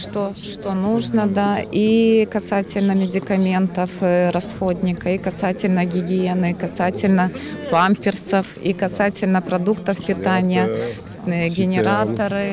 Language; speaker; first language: Russian; native; Russian